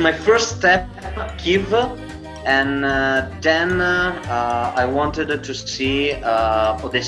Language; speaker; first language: English; non-native, fluent; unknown